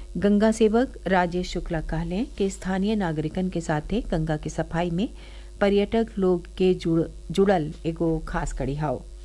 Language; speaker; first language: Bhojpuri; native; Bhojpuri